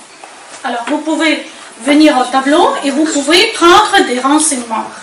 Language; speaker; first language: French; non-native, fluent; Ukrainian